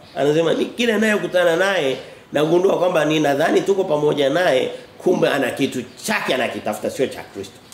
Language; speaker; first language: Swahili; native; Swahili